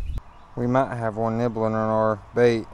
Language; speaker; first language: English; native; English